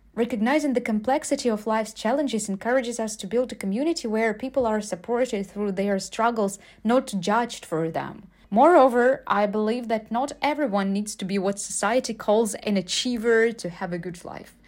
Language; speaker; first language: English; non-native, fluent; Ukrainian